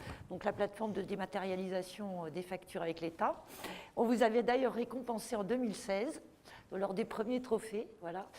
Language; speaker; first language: French; native; French